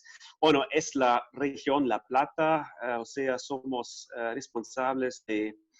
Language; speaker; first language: Spanish; non-native, fluent; German